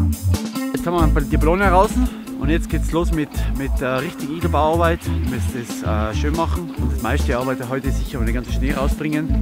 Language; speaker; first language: German; native; German